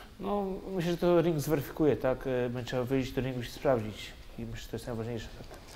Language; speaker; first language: Polish; native; Polish